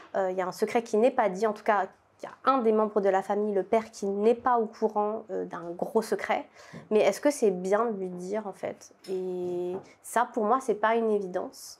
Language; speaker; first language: French; native; French